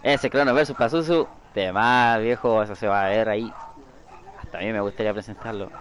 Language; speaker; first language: Spanish; native; Spanish